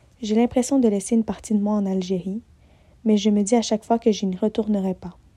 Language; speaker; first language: French; early bilingual, other home language; Arabic